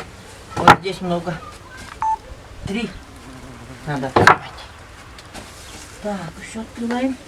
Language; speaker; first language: Russian; non-native, local second language; Yakut